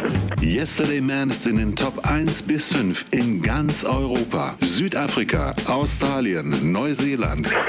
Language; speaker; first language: German; native; German